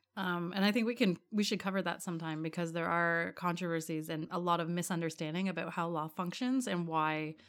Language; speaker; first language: English; native; English